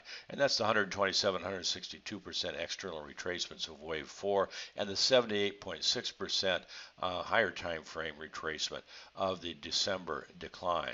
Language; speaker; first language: English; native; English